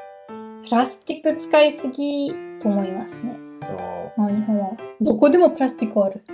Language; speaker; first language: Japanese; non-native, learner; German